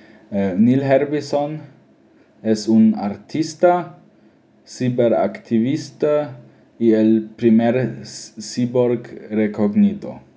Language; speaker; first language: Spanish; non-native, learner; German